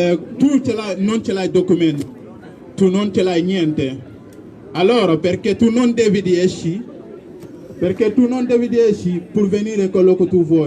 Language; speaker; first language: Italian; non-native, learner; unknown